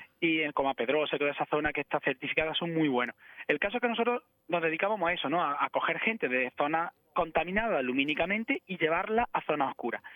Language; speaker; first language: Spanish; native; Spanish